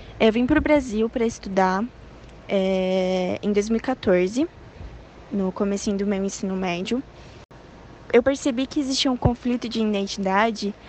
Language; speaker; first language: Portuguese; early bilingual, heritage; Portuguese